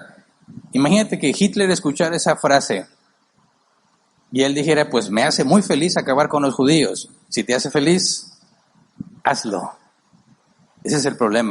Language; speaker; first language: Spanish; native; Spanish